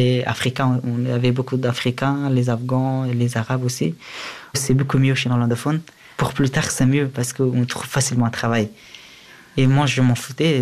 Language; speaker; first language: French; early bilingual, other home language; Persian